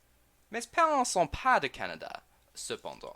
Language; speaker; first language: French; non-native, learner; English